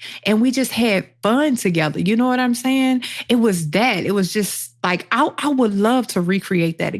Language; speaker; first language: English; native; English